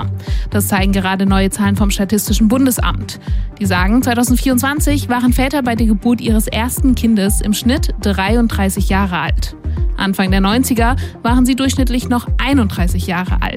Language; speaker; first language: German; native; German